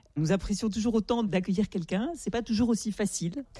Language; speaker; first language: French; native; French